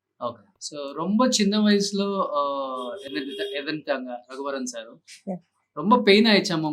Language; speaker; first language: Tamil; non-native, fluent; Telugu